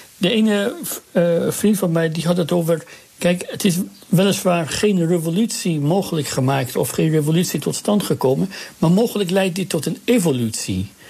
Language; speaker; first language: Dutch; non-native, fluent; Persian